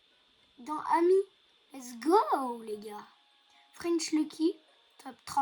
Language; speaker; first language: French; native; French